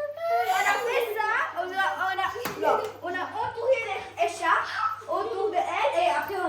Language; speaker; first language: French; early bilingual, other home language; Malayalam